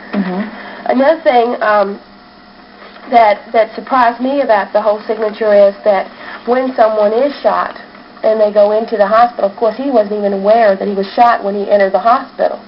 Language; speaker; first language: English; native; English